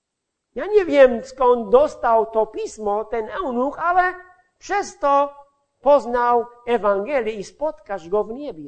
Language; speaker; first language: Polish; non-native, fluent; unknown